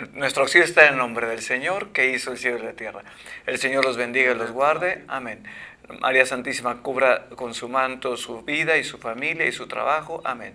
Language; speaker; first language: Spanish; native; Spanish